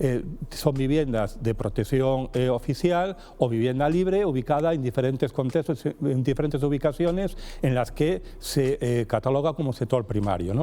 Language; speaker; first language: Spanish; native; Spanish